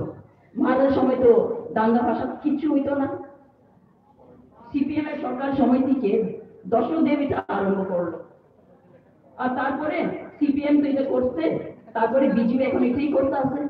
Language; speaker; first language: Bangla; non-native, local second language; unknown